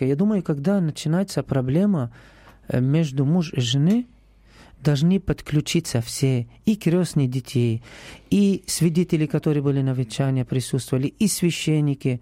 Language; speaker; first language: Russian; non-native, learner; Arabic